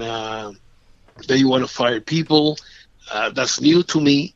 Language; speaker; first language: English; non-native, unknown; Spanish